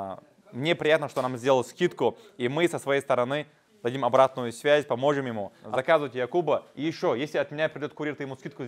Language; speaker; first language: Russian; native; Russian